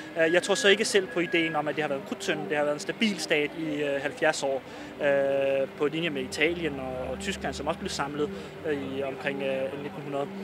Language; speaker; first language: Danish; early bilingual, other home language; Bosnian